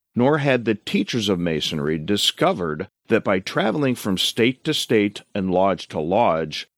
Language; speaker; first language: English; native; English